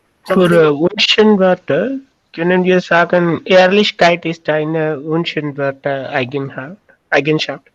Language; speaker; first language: German; non-native, fluent; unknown